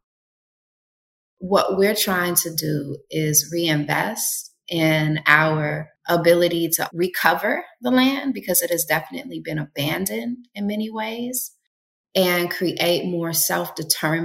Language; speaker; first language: English; native; English